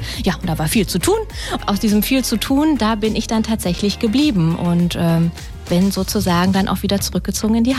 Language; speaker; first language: German; native; German